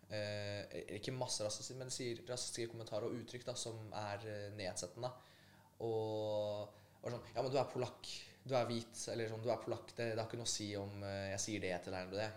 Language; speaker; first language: Norwegian; early bilingual, other home language; Polish